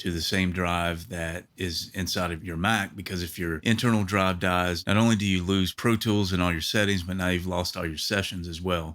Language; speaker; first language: English; native; English